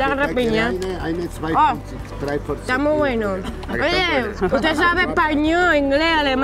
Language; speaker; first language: Spanish; native; Spanish